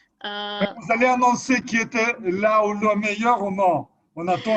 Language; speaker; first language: French; non-native, fluent; Lithuanian